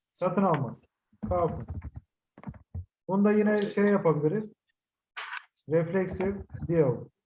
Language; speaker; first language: Turkish; native; Turkish